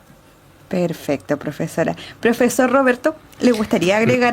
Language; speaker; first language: Spanish; native; Spanish